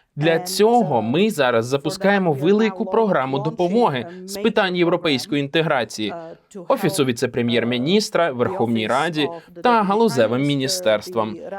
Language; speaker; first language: Ukrainian; native; Ukrainian